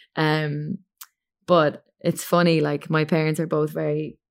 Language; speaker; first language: English; native; English